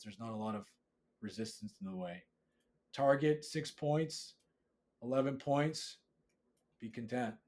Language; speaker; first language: English; native; English